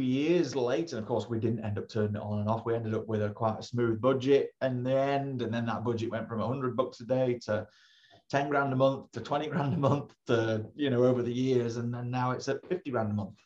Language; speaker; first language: English; native; English